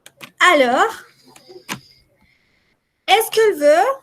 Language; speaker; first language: French; non-native, fluent; Spanish